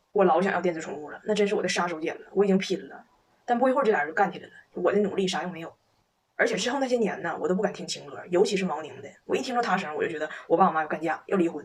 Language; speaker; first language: Chinese; native; Chinese